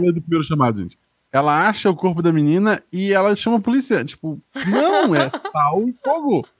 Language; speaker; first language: Portuguese; native; Portuguese